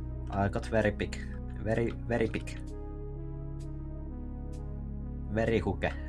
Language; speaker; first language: English; non-native, learner; Finnish